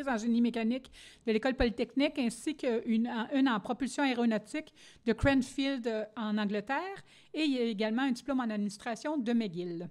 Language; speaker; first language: French; native; French